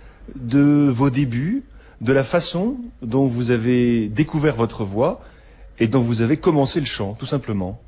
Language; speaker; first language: French; native; French